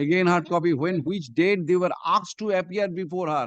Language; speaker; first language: English; non-native, local second language; Bangla